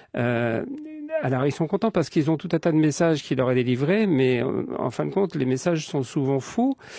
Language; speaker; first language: French; native; French